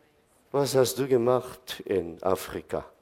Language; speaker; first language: German; non-native, fluent; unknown